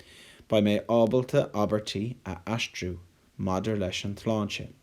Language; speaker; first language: Irish; non-native, local second language; English